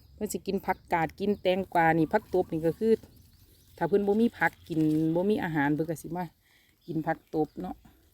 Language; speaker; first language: Thai; native; Thai